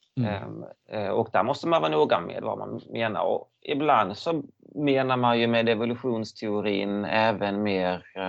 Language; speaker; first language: Swedish; native; Swedish